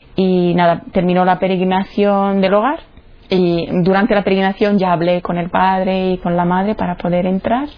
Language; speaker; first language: Spanish; non-native, fluent; Italian